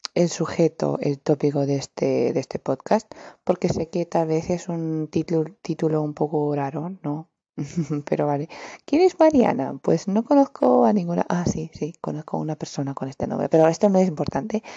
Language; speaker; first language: Spanish; non-native, fluent; Romanian